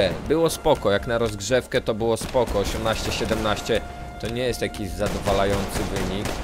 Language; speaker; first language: Polish; native; Polish